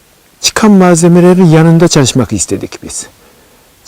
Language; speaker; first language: Turkish; non-native, fluent; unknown